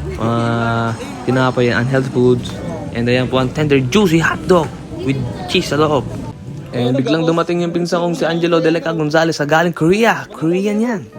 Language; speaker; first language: Filipino; early bilingual, heritage; Filipino